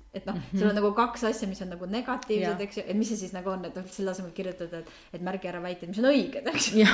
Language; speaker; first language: Estonian; native; Estonian